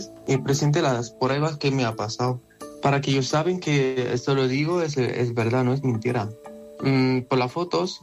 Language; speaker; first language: Spanish; non-native, learner; Arabic